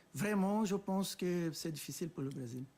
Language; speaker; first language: French; non-native, fluent; Portuguese